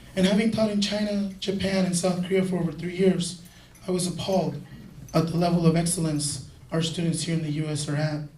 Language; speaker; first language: English; early bilingual, other home language; Spanish